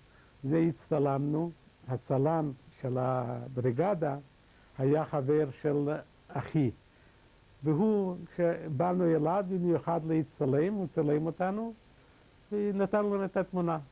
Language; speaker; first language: Hebrew; non-native, fluent; Yiddish